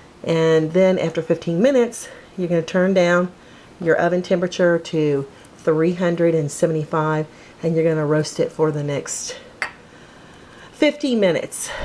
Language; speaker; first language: English; native; English